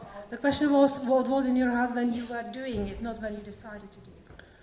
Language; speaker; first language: English; non-native, fluent; Czech